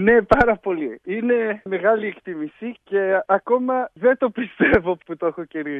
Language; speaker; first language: Greek; early bilingual, heritage; English